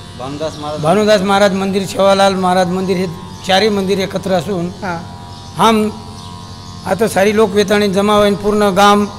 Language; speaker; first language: Marathi; non-native, local second language; Lambadi